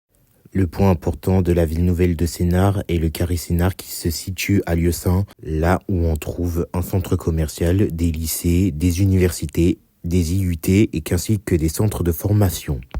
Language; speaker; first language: French; native; French